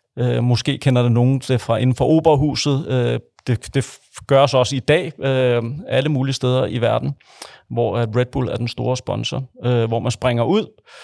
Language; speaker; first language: Danish; native; Danish